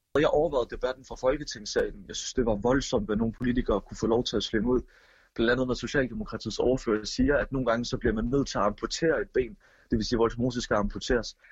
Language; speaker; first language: Danish; early bilingual, other home language; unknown